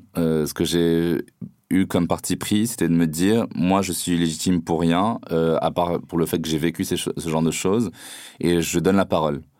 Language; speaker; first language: French; non-native, local second language; Arabic